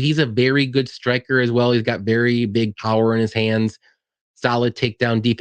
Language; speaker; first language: English; native; English